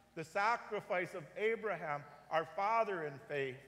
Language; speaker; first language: English; native; English